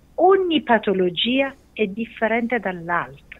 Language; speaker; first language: Italian; non-native, fluent; Persian